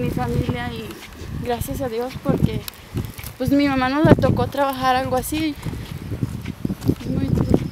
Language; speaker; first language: Spanish; early bilingual, other home language; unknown